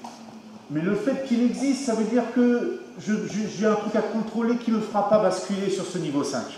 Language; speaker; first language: French; native; French